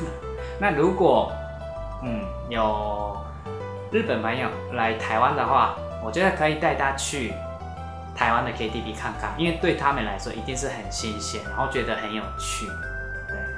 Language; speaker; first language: Chinese; non-native, fluent; Japanese